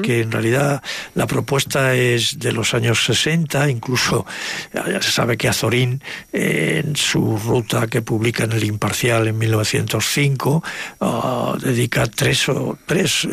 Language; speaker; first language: Spanish; native; Spanish